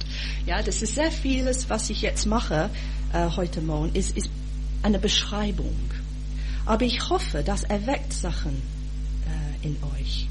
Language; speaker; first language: German; non-native, fluent; English